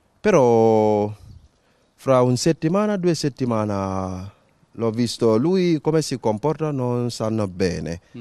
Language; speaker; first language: Italian; non-native, learner; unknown